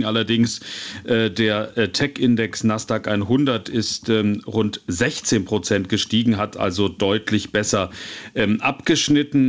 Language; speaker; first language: German; native; German